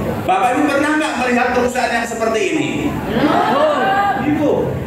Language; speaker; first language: Indonesian; native; Indonesian